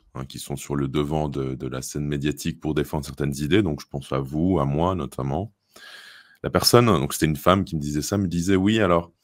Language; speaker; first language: French; native; French